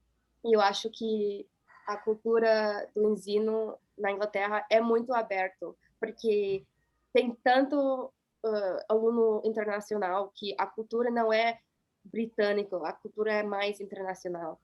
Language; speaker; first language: Portuguese; non-native, fluent; English